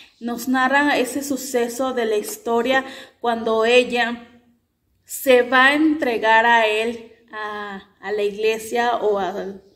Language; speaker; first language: Spanish; native; Spanish